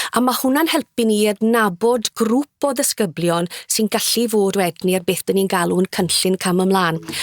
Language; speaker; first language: Welsh; native; Welsh